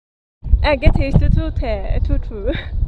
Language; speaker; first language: German; non-native, learner; Japanese